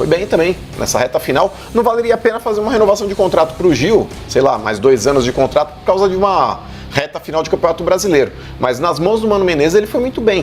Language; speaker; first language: Portuguese; native; Portuguese